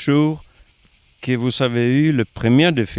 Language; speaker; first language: French; non-native, fluent; Swedish